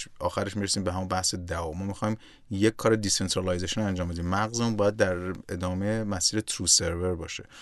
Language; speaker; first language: Persian; native; Persian